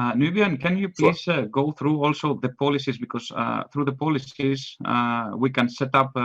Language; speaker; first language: English; non-native, fluent; Greek